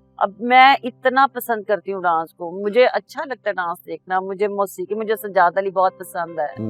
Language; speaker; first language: Urdu; non-native, local second language; Punjabi